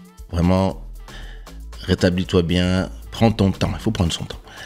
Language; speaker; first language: French; non-native, local second language; Lingala